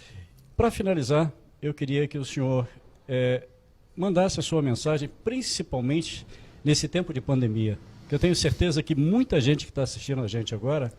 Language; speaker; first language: Portuguese; native; Portuguese